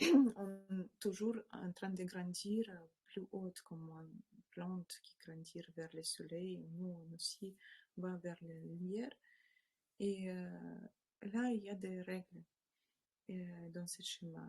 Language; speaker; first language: French; non-native, learner; Russian